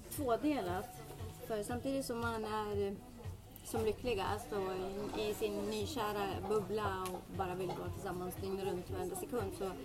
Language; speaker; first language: Swedish; native; Swedish